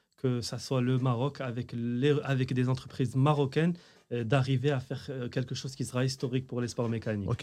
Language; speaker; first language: French; non-native, local second language; Arabic